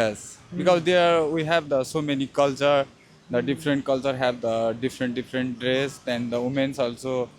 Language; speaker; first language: English; non-native, learner; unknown